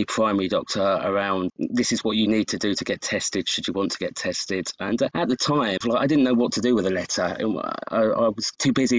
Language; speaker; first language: English; native; English